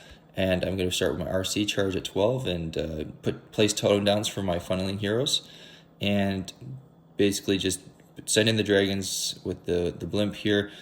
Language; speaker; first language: English; native; English